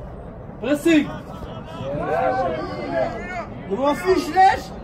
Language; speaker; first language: German; native; German